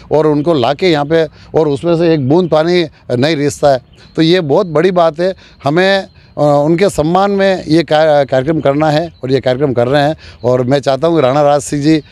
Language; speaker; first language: Hindi; native; Hindi